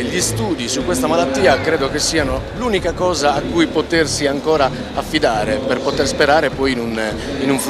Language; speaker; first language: Italian; native; Italian